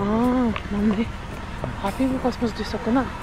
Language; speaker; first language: Korean; non-native, fluent; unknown